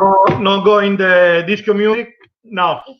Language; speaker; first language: English; non-native, learner; Italian